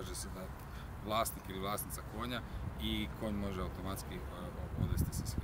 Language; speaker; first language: Croatian; native; Croatian